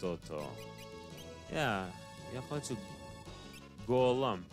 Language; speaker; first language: Russian; non-native, learner; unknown